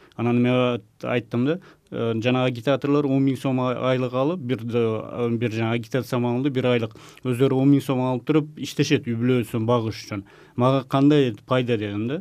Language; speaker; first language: Kyrgyz; non-native, local second language; Uzbek